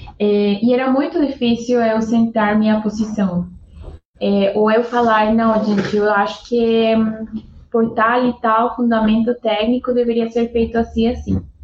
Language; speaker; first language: Portuguese; non-native, fluent; Spanish